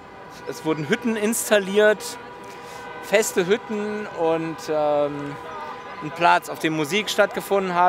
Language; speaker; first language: German; native; German